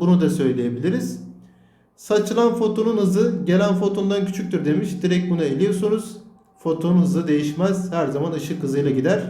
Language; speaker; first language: Turkish; native; Turkish